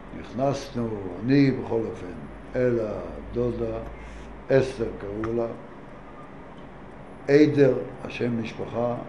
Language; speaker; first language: Hebrew; non-native, fluent; Yiddish